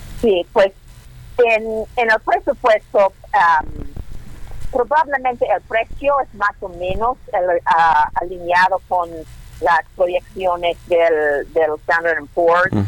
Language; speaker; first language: Spanish; non-native, learner; English